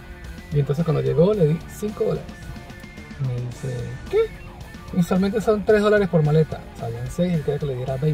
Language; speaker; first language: Spanish; native; Spanish